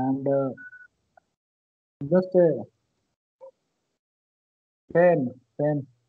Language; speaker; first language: English; non-native, learner; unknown